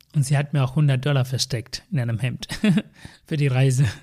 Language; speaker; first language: German; non-native, fluent; Tamil